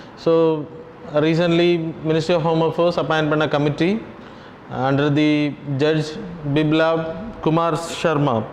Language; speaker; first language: English; non-native, local second language; Tamil